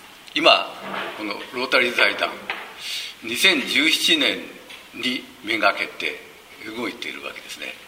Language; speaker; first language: Japanese; native; Japanese